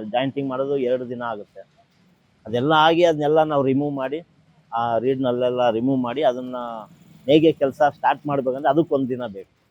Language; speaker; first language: Kannada; non-native, local second language; Telugu